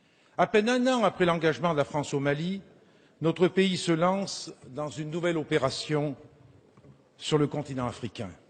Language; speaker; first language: French; native; French